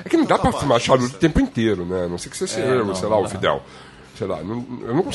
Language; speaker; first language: Portuguese; native; Portuguese